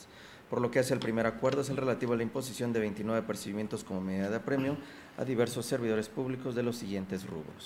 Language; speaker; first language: Spanish; native; Spanish